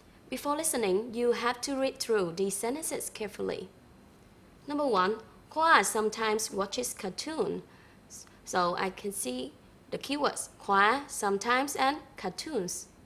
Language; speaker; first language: English; non-native, fluent; Vietnamese